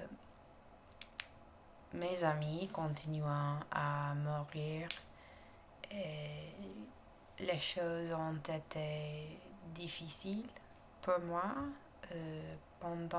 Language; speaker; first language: French; non-native, learner; English